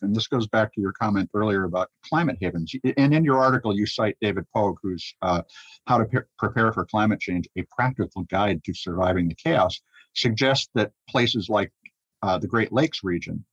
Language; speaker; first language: English; native; English